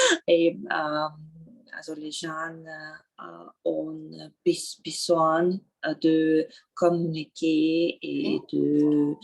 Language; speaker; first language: French; non-native, learner; Russian